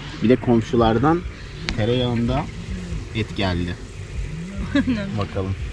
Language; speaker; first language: Turkish; native; Turkish